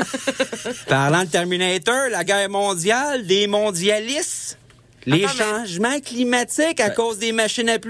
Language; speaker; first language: French; native; French